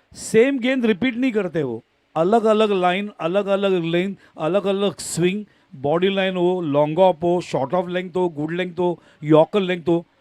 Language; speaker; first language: Hindi; non-native, local second language; Marathi